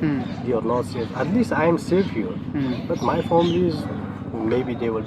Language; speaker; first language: English; non-native, learner; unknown